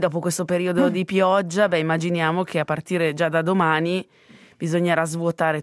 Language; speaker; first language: Italian; native; Italian